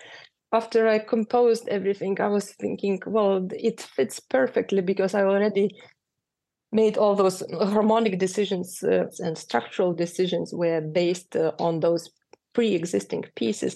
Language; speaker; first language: English; non-native, fluent; Lithuanian